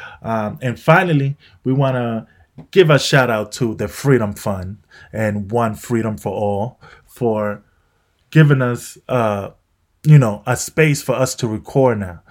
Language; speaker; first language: English; native; English